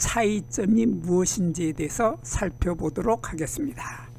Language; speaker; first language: Korean; native; Korean